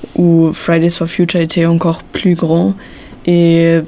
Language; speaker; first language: French; non-native, fluent; German